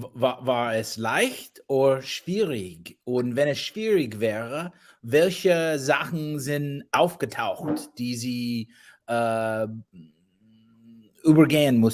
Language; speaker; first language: German; non-native, learner; English